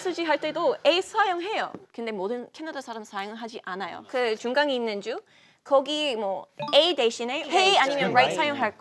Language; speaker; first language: Korean; non-native, fluent; English